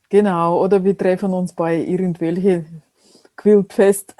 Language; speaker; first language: German; non-native, fluent; Russian